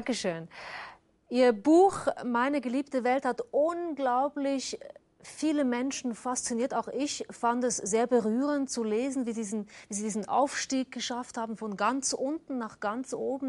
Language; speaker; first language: German; native; German